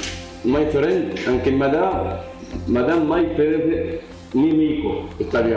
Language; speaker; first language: Italian; non-native, learner; Arabic